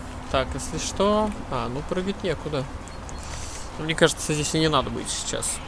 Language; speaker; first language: Russian; native; Russian